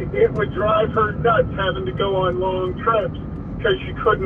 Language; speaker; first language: English; native; English